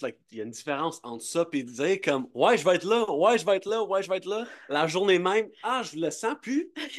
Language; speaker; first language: French; native; French